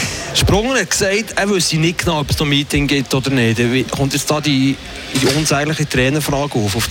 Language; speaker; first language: German; native; German